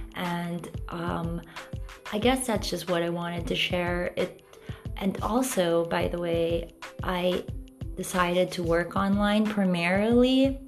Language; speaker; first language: English; non-native, local second language; Filipino